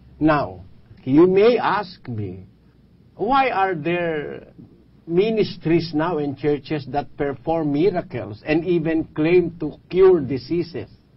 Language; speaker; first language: English; non-native, local second language; Pampanga